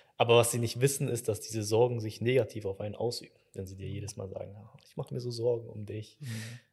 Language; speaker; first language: German; early bilingual, other home language; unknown